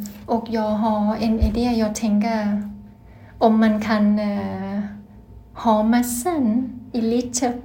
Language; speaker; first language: Swedish; non-native, learner; Thai